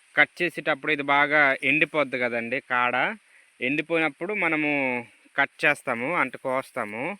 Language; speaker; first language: Telugu; non-native, local second language; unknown